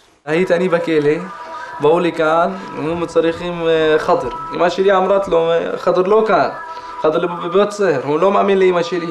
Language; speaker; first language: Hebrew; non-native, local second language; Arabic